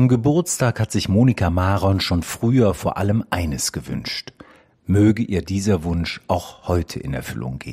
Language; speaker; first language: German; native; German